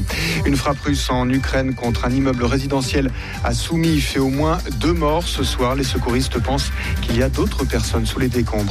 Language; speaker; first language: French; native; French